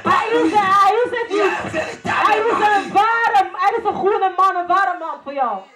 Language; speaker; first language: Dutch; non-native, fluent; Lingala